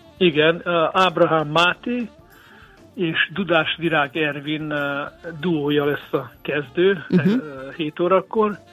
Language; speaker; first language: Hungarian; native; Hungarian